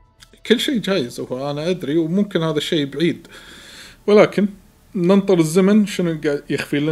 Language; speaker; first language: Arabic; native; Arabic